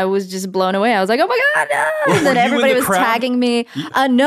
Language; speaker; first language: English; native; English